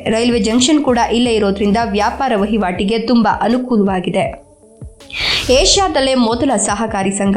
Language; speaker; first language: Kannada; native; Kannada